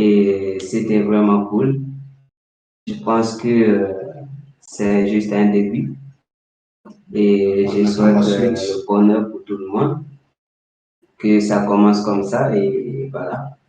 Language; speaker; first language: French; non-native, fluent; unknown